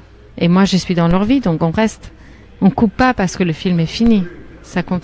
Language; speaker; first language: French; non-native, fluent; Armenian